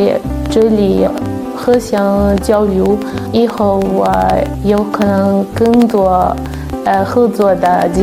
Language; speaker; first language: Chinese; non-native, fluent; Arabic